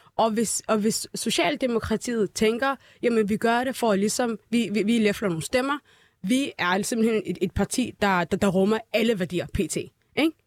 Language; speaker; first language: Danish; early bilingual, other home language; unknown